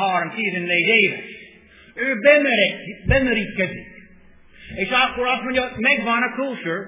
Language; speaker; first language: Hungarian; non-native, fluent; English